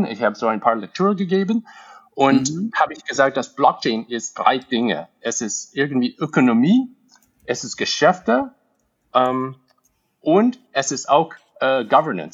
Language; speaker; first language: German; non-native, fluent; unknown